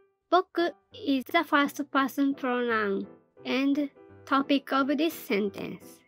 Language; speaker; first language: English; non-native, fluent; Japanese